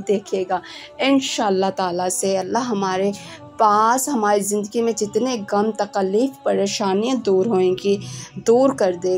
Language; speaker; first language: Urdu; native; Urdu